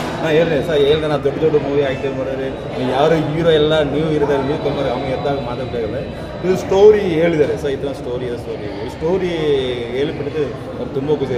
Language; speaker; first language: Kannada; non-native, learner; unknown